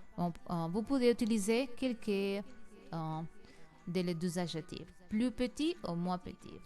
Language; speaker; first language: French; non-native, learner; Spanish